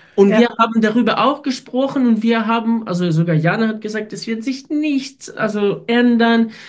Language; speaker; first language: German; non-native, fluent; Russian